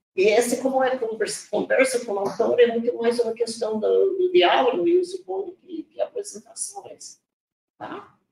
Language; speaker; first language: Portuguese; non-native, fluent; English